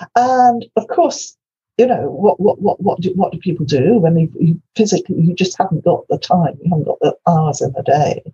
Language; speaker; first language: English; non-native, local second language; Welsh